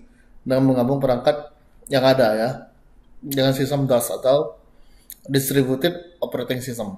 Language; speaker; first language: Indonesian; native; Indonesian